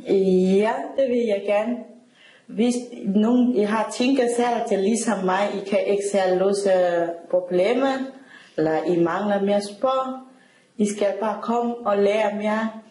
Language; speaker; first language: Danish; non-native, learner; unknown